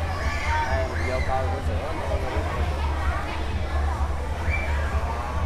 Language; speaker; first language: Vietnamese; native; Vietnamese